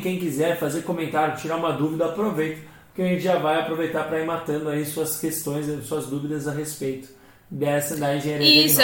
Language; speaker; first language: Portuguese; native; Portuguese